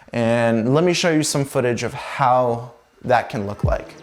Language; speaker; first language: English; native; English